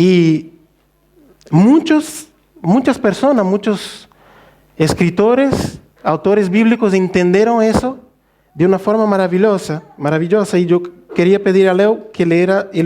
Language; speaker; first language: Spanish; non-native, fluent; Portuguese